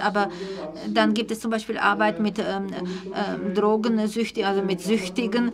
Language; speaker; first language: German; non-native, fluent; Czech